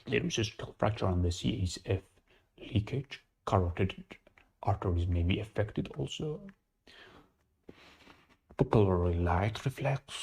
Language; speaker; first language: English; non-native, fluent; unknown